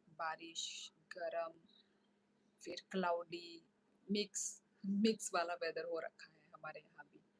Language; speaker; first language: Hindi; non-native, local second language; Kok Borok